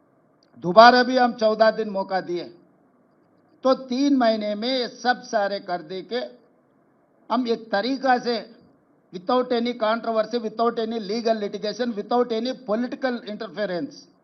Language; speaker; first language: Hindi; non-native, local second language; Telugu